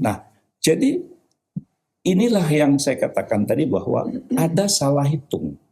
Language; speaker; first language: Indonesian; native; Indonesian